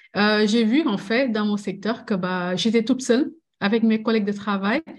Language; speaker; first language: French; non-native, local second language; Wolof